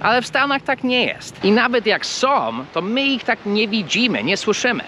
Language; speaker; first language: Polish; early bilingual, heritage; Polish